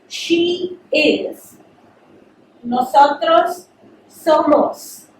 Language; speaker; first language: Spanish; non-native, fluent; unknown